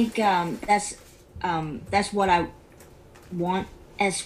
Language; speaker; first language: English; non-native, local second language; Cantonese